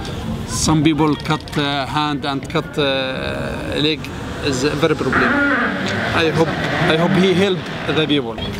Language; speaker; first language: English; non-native, learner; Arabic